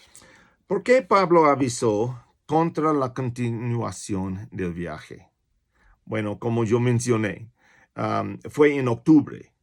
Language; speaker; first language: Spanish; non-native, fluent; English